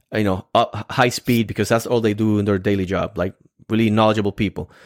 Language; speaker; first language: English; non-native, fluent; Spanish